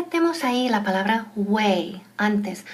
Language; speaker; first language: Spanish; non-native, fluent; English